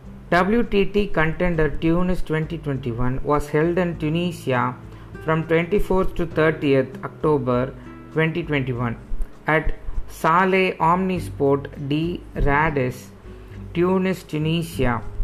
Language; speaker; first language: English; non-native, local second language; Tamil